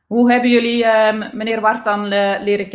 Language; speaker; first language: Dutch; native; Dutch